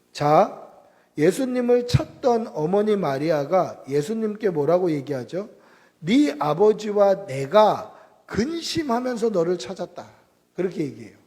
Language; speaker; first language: Korean; native; Korean